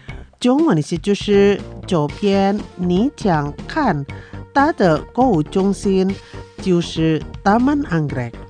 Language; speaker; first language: Chinese; non-native, fluent; Indonesian